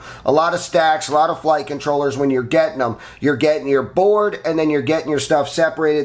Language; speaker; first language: English; native; English